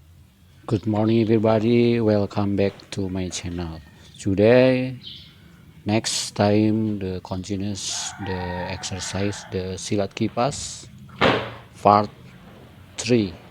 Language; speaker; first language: English; non-native, learner; Indonesian